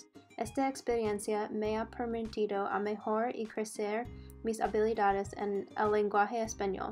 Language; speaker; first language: Spanish; non-native, learner; English